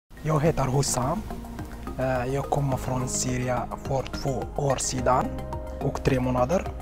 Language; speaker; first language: Swedish; non-native, learner; Arabic